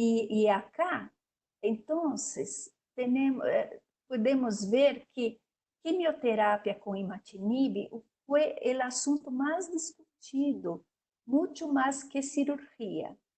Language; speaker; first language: Spanish; non-native, learner; Portuguese